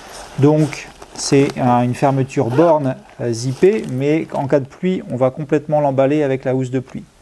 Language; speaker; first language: French; native; French